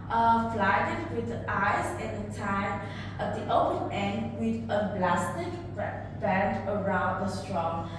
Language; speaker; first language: English; non-native, learner; Vietnamese